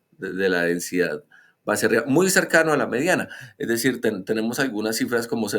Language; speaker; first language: Spanish; native; Spanish